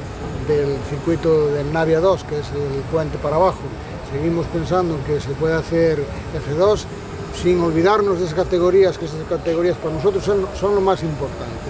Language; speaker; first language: Spanish; native; Spanish